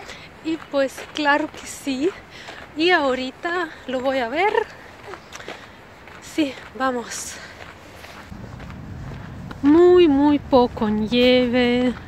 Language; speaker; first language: Spanish; non-native, fluent; Russian